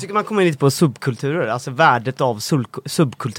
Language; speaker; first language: Swedish; native; Swedish